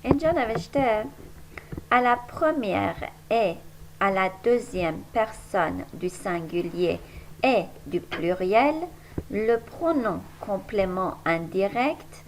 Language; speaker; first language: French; non-native, fluent; Persian